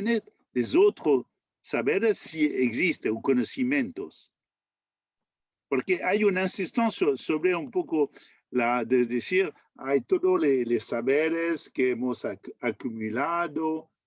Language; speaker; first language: Spanish; non-native, learner; French